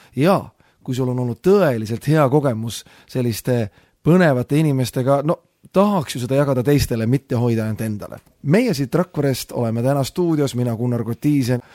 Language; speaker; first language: Estonian; native; Estonian